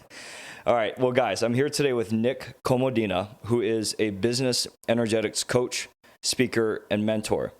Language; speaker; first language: English; native; English